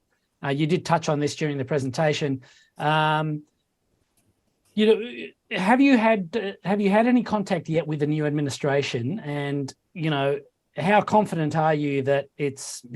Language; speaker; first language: English; native; English